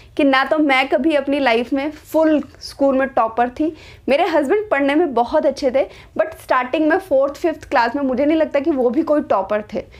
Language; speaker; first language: Hindi; native; Hindi